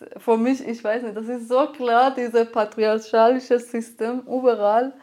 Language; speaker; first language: German; non-native, fluent; Persian